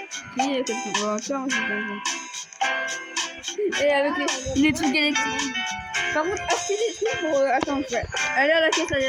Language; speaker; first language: French; native; French